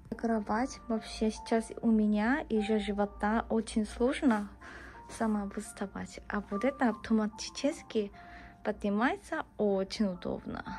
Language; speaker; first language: Russian; non-native, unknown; Korean